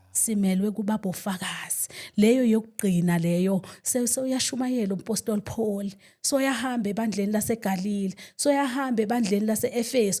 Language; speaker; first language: Zulu; non-native, local second language; Swati